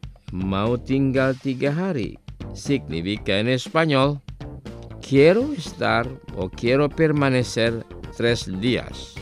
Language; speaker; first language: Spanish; non-native, fluent; Indonesian